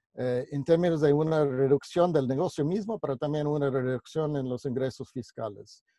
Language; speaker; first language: Spanish; non-native, fluent; English